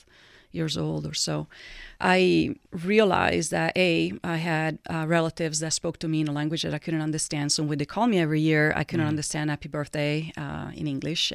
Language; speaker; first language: English; non-native, fluent; Italian